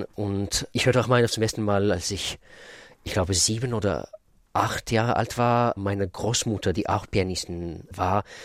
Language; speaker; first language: German; non-native, fluent; Russian